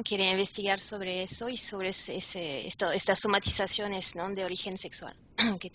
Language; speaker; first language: Spanish; non-native, fluent; French